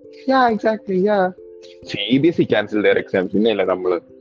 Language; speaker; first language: English; early bilingual, other home language; Malayalam